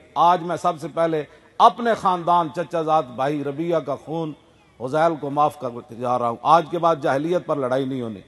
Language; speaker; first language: Urdu; non-native, local second language; Punjabi